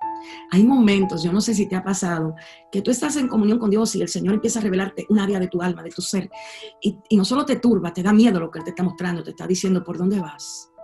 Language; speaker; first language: Spanish; native; Spanish